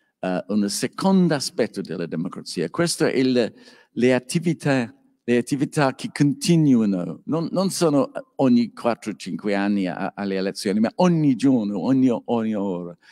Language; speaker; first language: Italian; non-native, learner; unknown